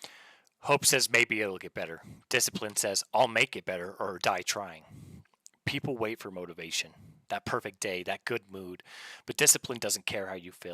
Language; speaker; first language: English; native; English